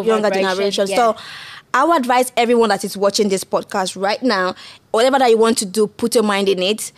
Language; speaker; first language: English; non-native, local second language; Igbo